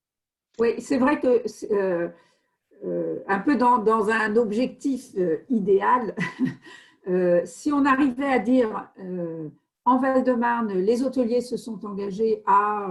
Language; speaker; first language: French; native; French